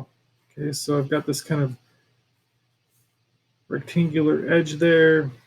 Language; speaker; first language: English; native; English